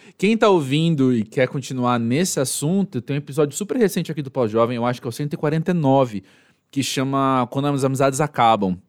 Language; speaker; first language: Portuguese; native; Portuguese